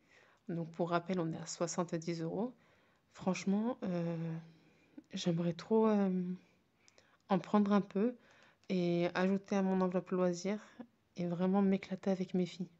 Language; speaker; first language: French; native; French